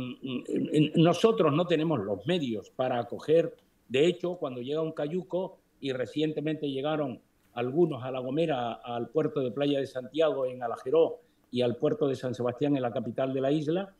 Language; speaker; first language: Spanish; native; Spanish